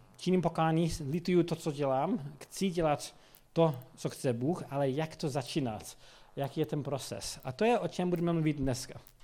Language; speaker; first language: Czech; non-native, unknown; English